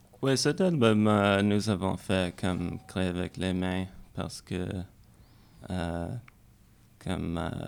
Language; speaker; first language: French; non-native, learner; English